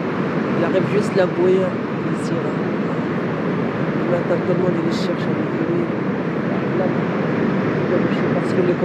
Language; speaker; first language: French; non-native, learner; Arabic